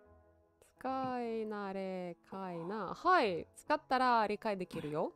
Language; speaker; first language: Japanese; non-native, learner; Russian